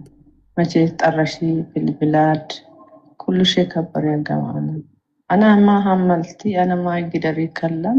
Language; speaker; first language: Arabic; non-native, learner; Amharic